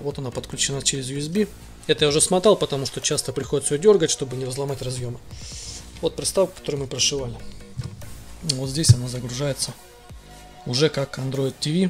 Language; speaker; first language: Russian; native; Russian